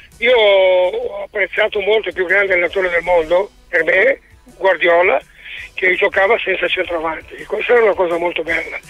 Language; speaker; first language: Italian; non-native, fluent; Portuguese